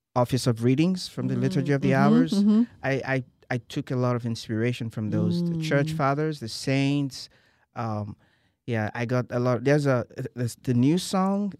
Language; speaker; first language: English; non-native, local second language; Igbo